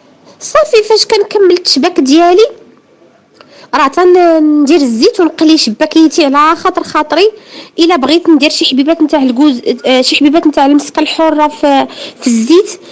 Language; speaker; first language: Arabic; native; Arabic